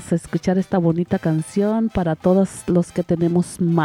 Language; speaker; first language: Spanish; native; Spanish